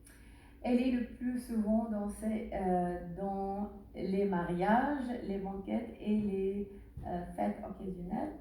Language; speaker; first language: French; non-native, learner; Arabic